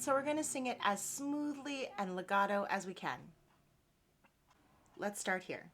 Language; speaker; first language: English; native; English